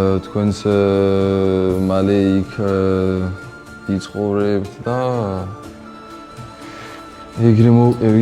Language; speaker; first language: Georgian; early bilingual, heritage; Georgian